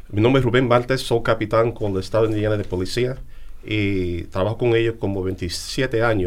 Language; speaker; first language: Spanish; early bilingual, heritage; English